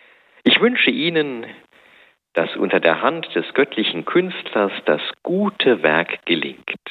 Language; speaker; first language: German; native; German